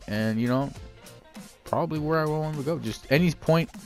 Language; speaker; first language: English; native; English